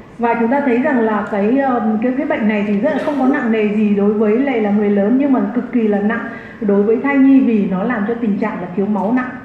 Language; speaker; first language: Vietnamese; native; Vietnamese